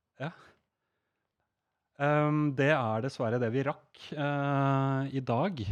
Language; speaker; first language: Norwegian; native; Norwegian